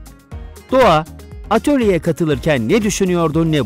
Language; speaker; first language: Turkish; native; Turkish